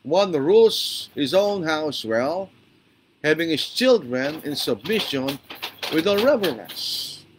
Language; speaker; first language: English; non-native, local second language; Filipino